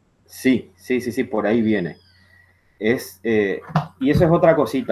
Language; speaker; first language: Spanish; native; Spanish